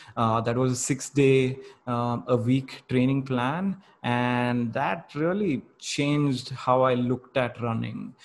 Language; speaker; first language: English; non-native, local second language; Kannada